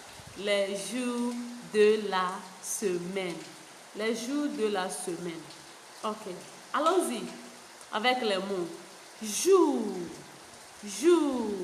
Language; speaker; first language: French; non-native, fluent; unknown